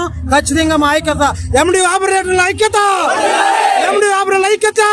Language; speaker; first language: Telugu; native; Telugu